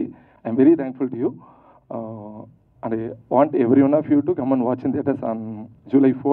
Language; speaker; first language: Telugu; non-native, local second language; Tamil